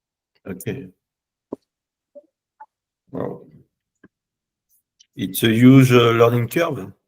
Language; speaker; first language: English; non-native, learner; French